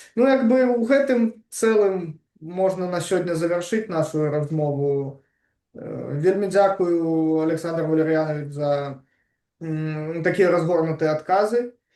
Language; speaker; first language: Belarusian; non-native, local second language; Russian